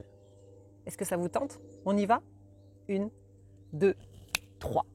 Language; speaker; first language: French; native; French